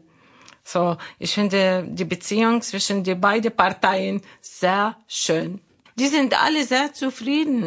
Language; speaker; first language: German; non-native, learner; Arabic